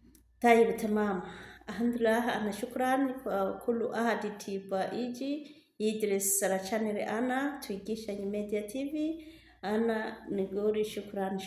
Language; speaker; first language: Arabic; non-native, learner; Rundi